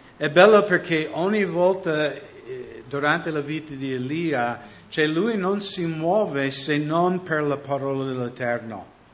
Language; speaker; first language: Italian; non-native, fluent; English